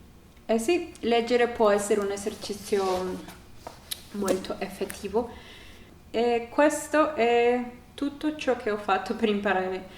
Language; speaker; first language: Italian; non-native, learner; Spanish